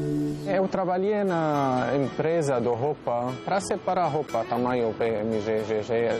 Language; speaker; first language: Portuguese; non-native, learner; Arabic